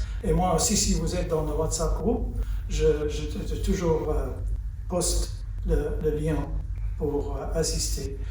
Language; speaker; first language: French; early bilingual, heritage; French